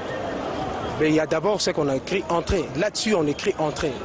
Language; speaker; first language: French; non-native, local second language; Lingala